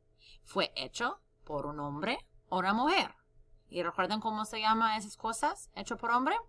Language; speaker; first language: Spanish; non-native, fluent; English